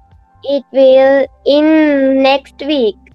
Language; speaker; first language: English; non-native, learner; Sinhala